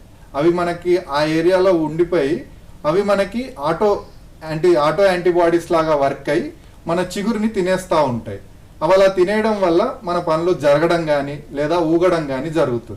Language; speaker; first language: Telugu; native; Telugu